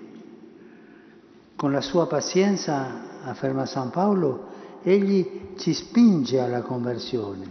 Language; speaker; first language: Italian; early bilingual, heritage; Spanish